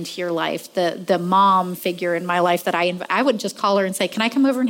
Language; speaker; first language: English; native; English